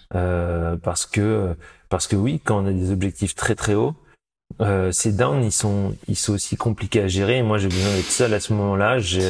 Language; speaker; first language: French; native; French